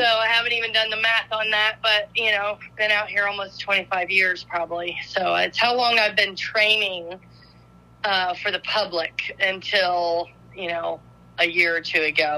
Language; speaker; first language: English; native; English